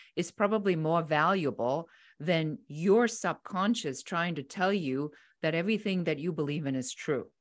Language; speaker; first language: English; non-native, fluent; German